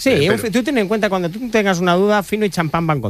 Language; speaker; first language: Spanish; native; Spanish